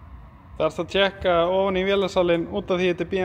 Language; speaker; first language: Icelandic; native; Icelandic